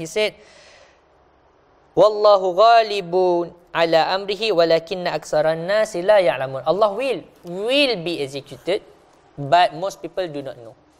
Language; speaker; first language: English; non-native, local second language; Malay